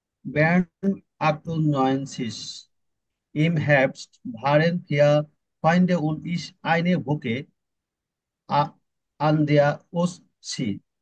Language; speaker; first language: German; non-native, learner; Bangla